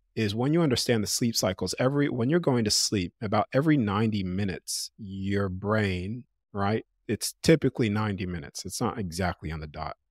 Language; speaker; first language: English; native; English